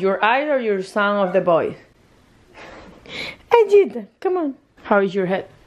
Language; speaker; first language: English; non-native, fluent; Spanish